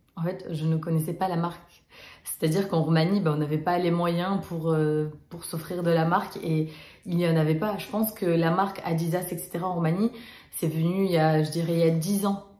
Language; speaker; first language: French; early bilingual, other home language; Romanian